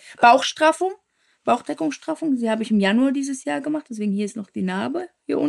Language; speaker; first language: German; native; German